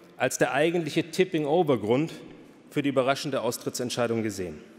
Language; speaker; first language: German; native; German